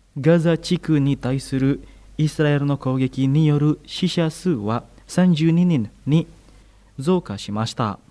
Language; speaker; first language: Japanese; non-native, fluent; Indonesian